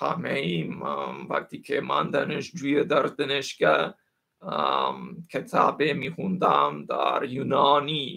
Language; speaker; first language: Persian; non-native, learner; English